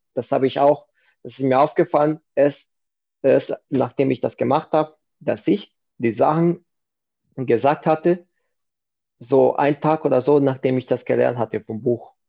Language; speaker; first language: German; non-native, fluent; Spanish